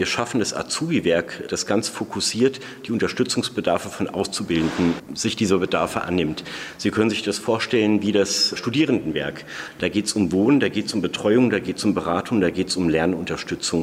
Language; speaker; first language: German; native; German